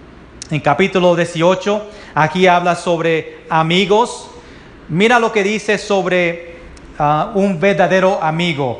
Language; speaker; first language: Spanish; early bilingual, heritage; Spanish